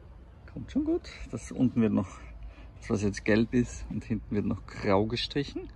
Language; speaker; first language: German; native; German